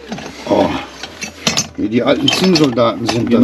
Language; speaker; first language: German; native; German